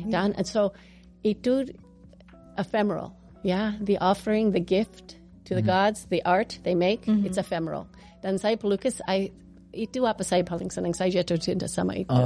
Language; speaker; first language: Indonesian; non-native, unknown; English